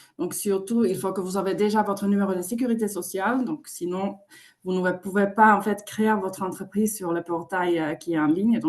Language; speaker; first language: French; non-native, fluent; Finnish